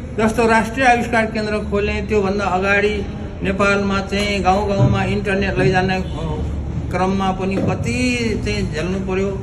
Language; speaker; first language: Nepali; native; Nepali